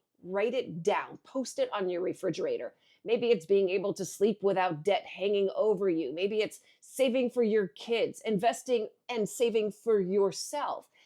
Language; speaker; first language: English; native; English